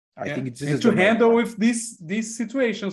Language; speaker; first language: English; non-native, learner; Portuguese